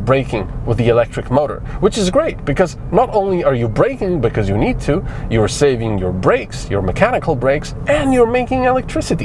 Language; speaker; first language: English; non-native, fluent; Slovenian